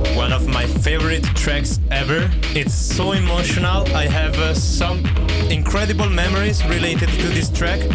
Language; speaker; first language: English; non-native, fluent; Italian